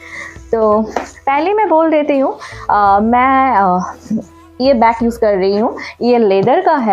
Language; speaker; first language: Hindi; non-native, local second language; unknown